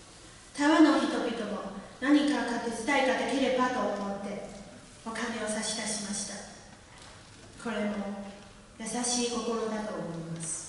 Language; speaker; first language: Japanese; non-native, learner; Chinese